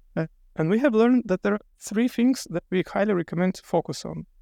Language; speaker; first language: English; non-native, fluent; Lithuanian